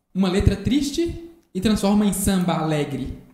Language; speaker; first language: Portuguese; non-native, fluent; Korean